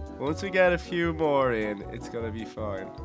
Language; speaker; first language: English; native; English